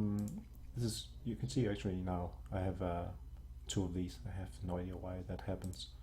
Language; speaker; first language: English; non-native, fluent; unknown